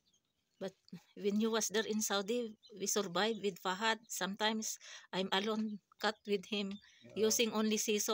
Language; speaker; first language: English; non-native, learner; Filipino